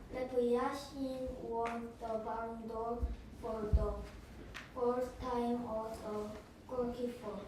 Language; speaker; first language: English; non-native, learner; Korean